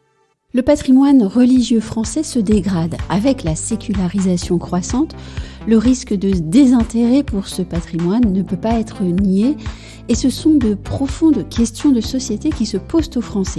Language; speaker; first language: French; native; French